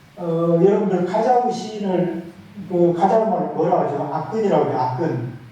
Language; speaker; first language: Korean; native; Korean